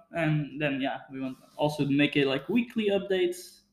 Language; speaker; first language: English; non-native, fluent; Dutch